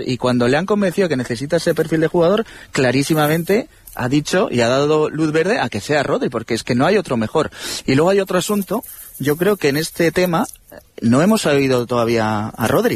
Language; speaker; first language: Spanish; native; Spanish